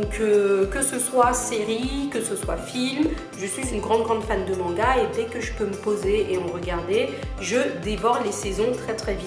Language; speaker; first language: French; native; French